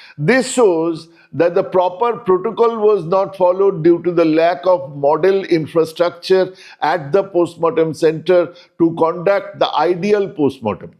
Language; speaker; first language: English; non-native, local second language; Bangla